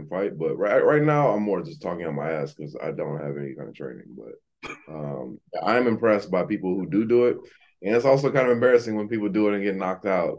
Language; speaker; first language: English; native; English